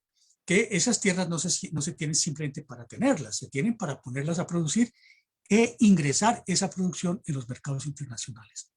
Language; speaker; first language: Spanish; native; Spanish